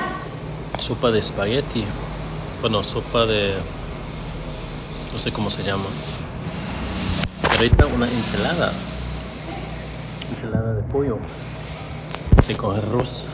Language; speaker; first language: Spanish; non-native, fluent; Chinese